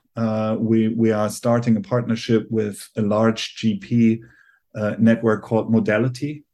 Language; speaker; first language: English; non-native, fluent; German